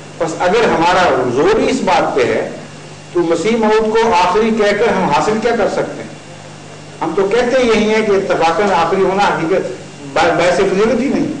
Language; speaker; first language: Urdu; native; Urdu